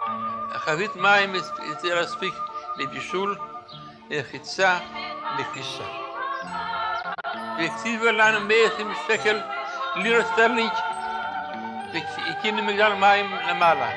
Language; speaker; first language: Hebrew; non-native, fluent; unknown